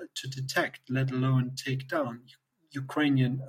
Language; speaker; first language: English; non-native, fluent; German